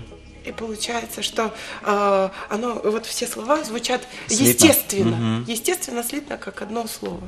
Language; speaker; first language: Russian; native; Russian